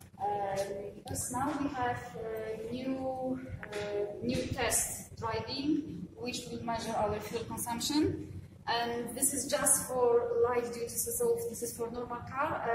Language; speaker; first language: English; non-native, fluent; Polish